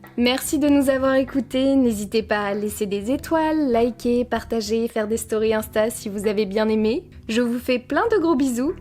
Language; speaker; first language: French; native; French